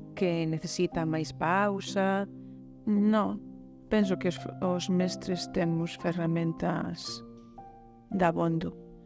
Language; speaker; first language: Galician; native; Galician